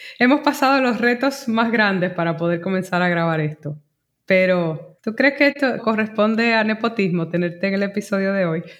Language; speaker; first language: Spanish; native; Spanish